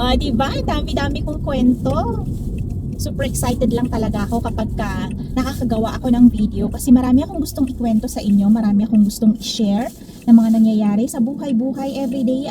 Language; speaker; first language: Filipino; native; Filipino